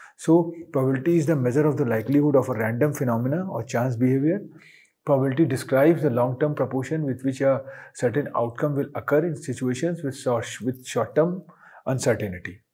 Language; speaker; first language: English; non-native, local second language; Hindi